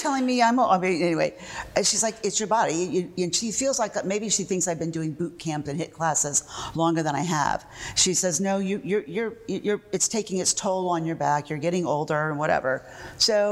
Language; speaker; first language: English; native; English